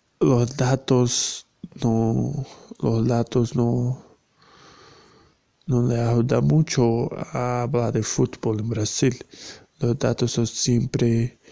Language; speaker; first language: Spanish; non-native, learner; Portuguese